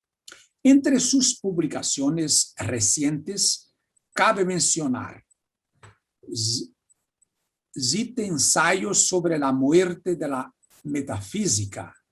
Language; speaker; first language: Spanish; non-native, fluent; Portuguese